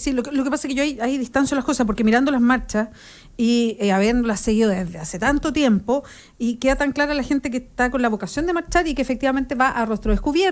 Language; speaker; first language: Spanish; native; Spanish